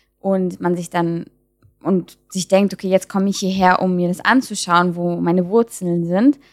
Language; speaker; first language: German; native; German